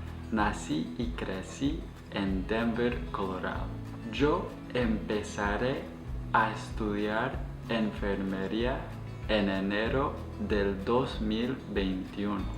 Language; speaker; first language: Spanish; non-native, fluent; English